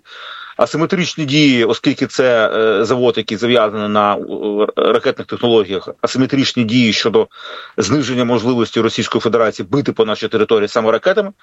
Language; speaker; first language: Ukrainian; native; Ukrainian